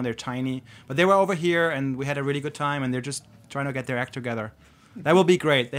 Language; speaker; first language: English; non-native, fluent; German